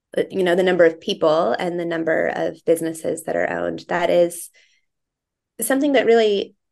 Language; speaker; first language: English; native; English